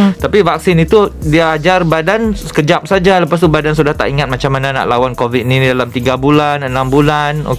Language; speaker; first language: Malay; native; Malay